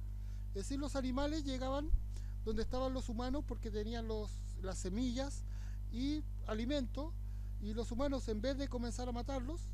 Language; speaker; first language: Spanish; native; Spanish